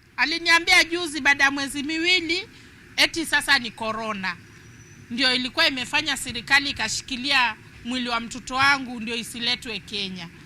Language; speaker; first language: Swahili; non-native, local second language; Luo (Kenya and Tanzania)